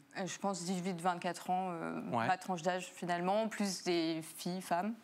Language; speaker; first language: French; native; French